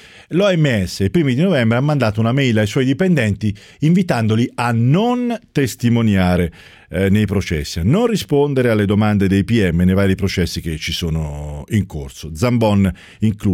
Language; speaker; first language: Italian; native; Italian